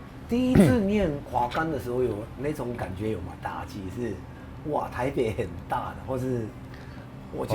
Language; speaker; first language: Chinese; non-native, fluent; Japanese